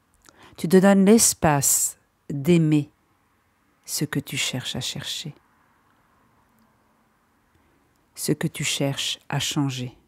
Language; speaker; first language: French; native; French